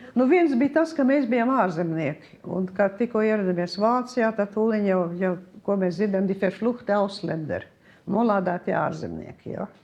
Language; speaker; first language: Latvian; early bilingual, heritage; Latvian